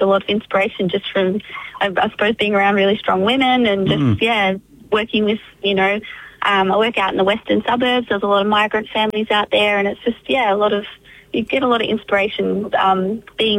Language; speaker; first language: English; native; English